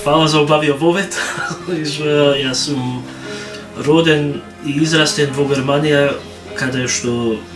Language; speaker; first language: Macedonian; early bilingual, heritage; Macedonian